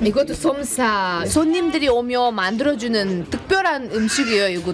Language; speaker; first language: Korean; non-native, fluent; Uzbek